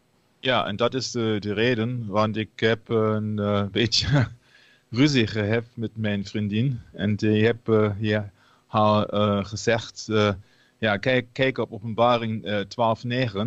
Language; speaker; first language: Dutch; non-native, learner; German